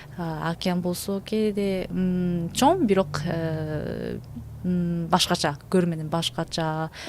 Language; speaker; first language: Kyrgyz; non-native, learner; Japanese